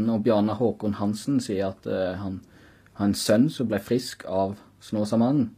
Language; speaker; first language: Norwegian; native; Norwegian